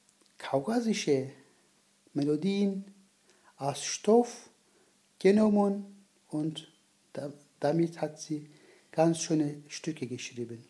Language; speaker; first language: German; non-native, learner; Turkish